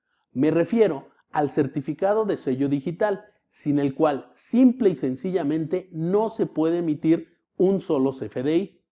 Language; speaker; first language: Spanish; native; Spanish